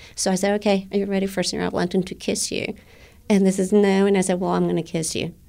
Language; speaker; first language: English; non-native, fluent; Spanish